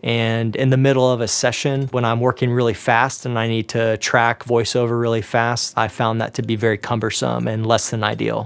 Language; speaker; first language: English; native; English